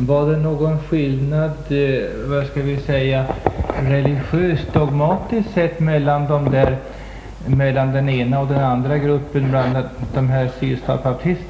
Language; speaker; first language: Swedish; native; Swedish